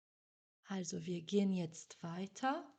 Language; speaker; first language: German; non-native, fluent; French